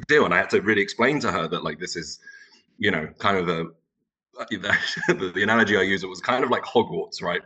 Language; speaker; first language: English; non-native, local second language; Turkish